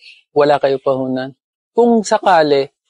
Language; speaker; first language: Filipino; non-native, learner; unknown